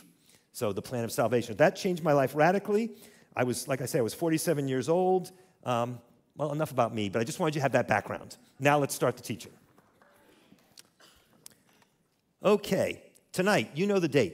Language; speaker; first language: English; native; English